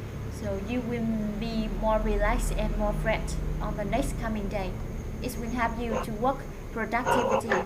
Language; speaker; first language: English; non-native, fluent; Vietnamese